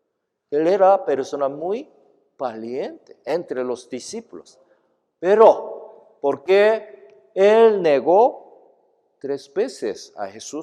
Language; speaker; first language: Spanish; non-native, fluent; Korean